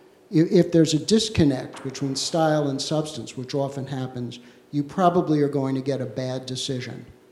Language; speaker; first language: English; native; English